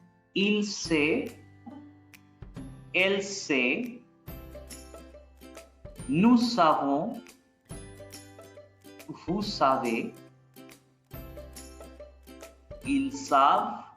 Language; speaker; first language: French; non-native, fluent; Bangla